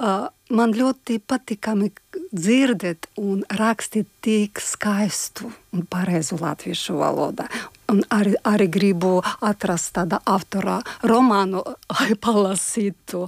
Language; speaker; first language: Latvian; non-native, learner; Ukrainian